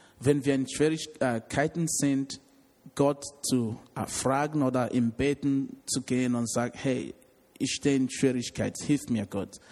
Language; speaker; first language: German; non-native, learner; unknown